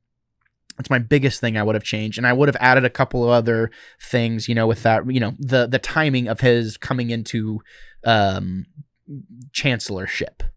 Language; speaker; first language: English; native; English